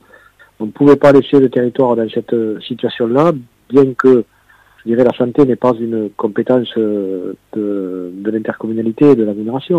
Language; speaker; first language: French; native; French